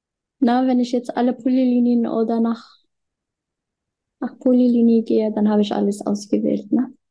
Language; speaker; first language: German; non-native, fluent; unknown